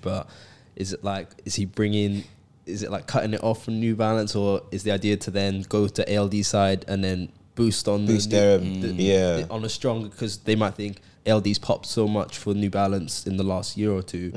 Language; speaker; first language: English; native; English